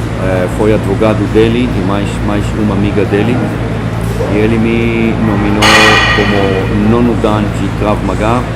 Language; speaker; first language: Portuguese; non-native, fluent; Hebrew